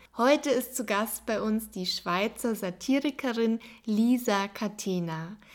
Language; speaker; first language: German; native; German